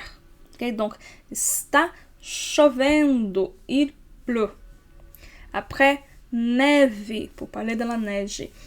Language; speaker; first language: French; non-native, fluent; Portuguese